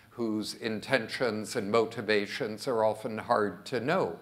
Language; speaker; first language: English; early bilingual, other home language; French